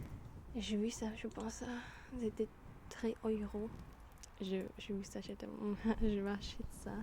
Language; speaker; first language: French; non-native, learner; German